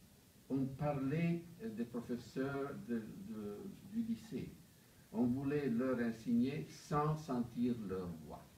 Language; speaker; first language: French; non-native, fluent; Italian